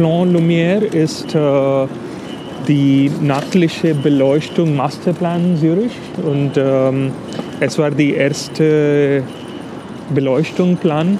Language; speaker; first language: German; non-native, fluent; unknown